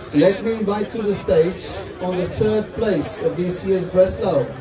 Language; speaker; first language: English; non-native, fluent; German